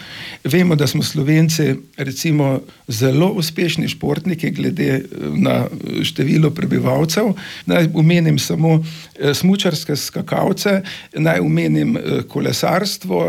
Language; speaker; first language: Slovenian; native; Slovenian